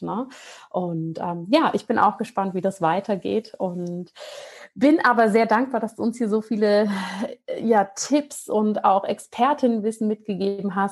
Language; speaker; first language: German; native; German